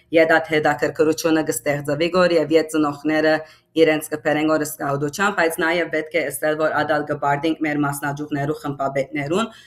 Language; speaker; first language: Armenian; early bilingual, heritage; Armenian